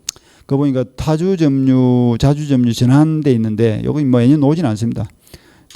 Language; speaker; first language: Korean; native; Korean